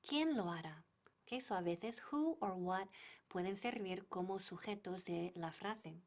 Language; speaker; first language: Spanish; non-native, fluent; English